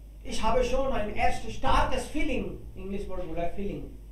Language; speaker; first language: German; non-native, fluent; Hindi